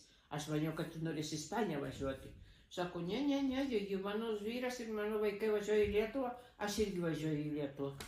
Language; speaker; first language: Lithuanian; early bilingual, heritage; Lithuanian